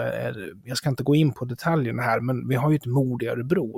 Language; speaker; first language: Swedish; native; Swedish